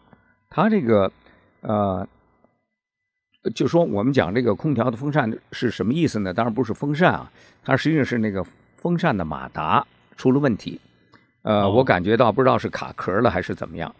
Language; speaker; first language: Chinese; native; Chinese